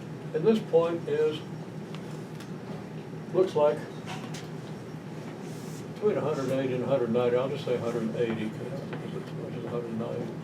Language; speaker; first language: English; native; English